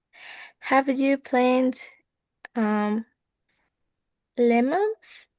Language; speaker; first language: English; non-native, learner; Spanish